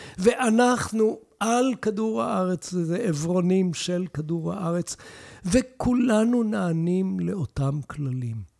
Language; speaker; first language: Hebrew; native; Hebrew